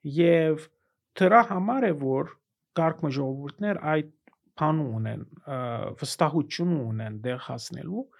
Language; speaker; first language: Armenian; early bilingual, heritage; Armenian